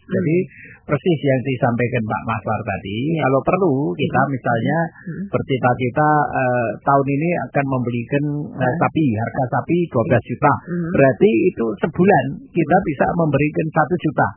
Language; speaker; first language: Indonesian; non-native, local second language; Javanese